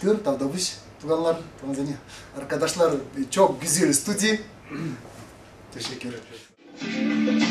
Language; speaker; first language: Turkish; non-native, learner; Chuvash